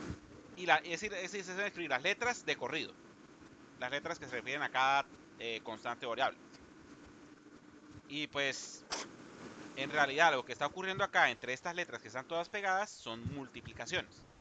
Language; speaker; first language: Spanish; native; Spanish